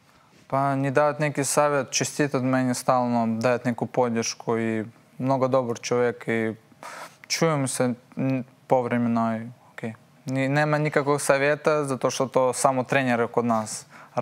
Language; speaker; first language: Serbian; non-native, learner; Russian